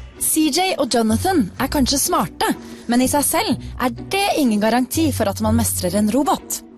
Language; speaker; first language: Norwegian; native; Norwegian